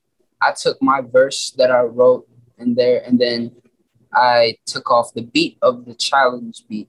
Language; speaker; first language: English; non-native, local second language; Filipino